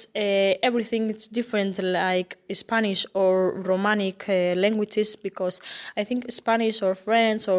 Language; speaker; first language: English; non-native, fluent; Basque